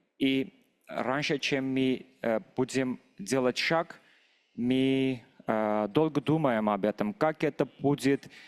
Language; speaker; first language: Russian; non-native, local second language; Armenian